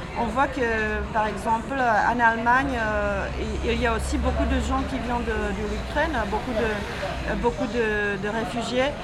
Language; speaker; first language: French; non-native, fluent; Czech